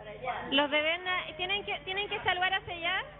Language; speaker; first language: Spanish; native; Spanish